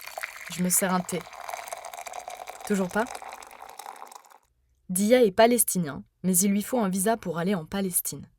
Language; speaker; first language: French; native; French